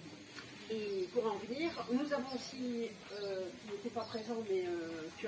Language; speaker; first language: French; native; French